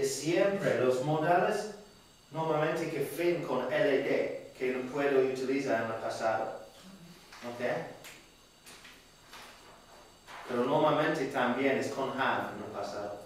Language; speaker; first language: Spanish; non-native, learner; English